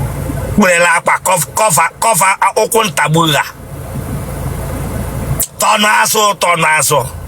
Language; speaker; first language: Igbo; native; Igbo